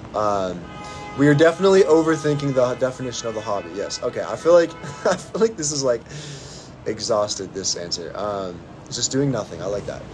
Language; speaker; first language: English; native; English